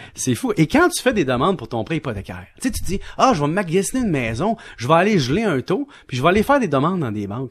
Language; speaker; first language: French; native; French